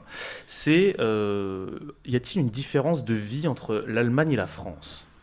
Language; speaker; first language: French; native; French